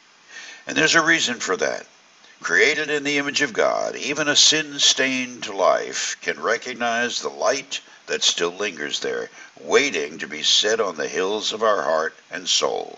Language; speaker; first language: English; native; English